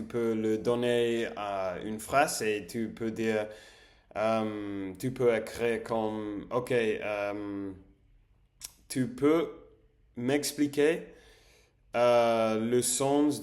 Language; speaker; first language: French; non-native, learner; English